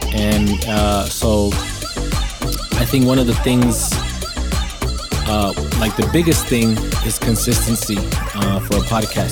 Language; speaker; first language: English; native; English